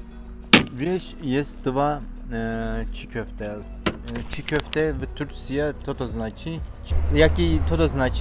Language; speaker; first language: Polish; non-native, learner; Turkish